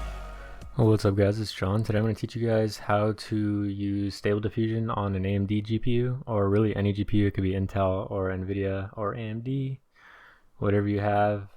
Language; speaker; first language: English; native; English